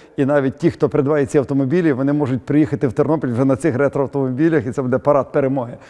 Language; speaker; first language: Ukrainian; native; Ukrainian